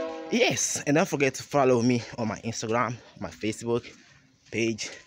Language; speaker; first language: English; non-native, learner; Makhuwa